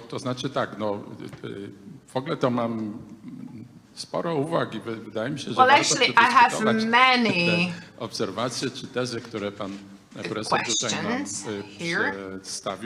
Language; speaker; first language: Polish; native; Polish